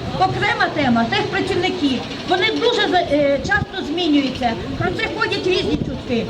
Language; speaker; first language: Ukrainian; native; Ukrainian